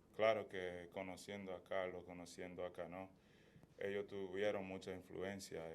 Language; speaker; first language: Spanish; early bilingual, heritage; Spanish